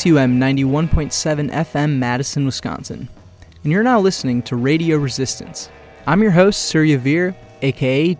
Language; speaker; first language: English; native; English